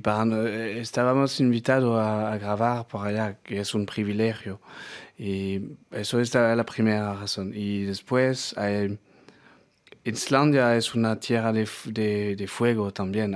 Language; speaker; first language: Spanish; non-native, learner; French